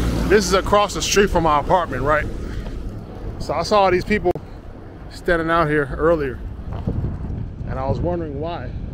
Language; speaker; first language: English; native; English